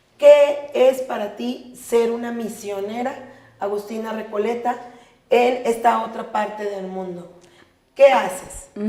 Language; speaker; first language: Spanish; native; Spanish